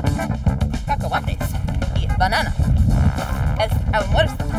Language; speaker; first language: Spanish; non-native, learner; English